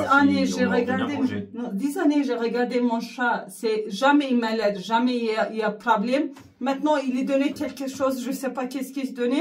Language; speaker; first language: French; non-native, learner; Arabic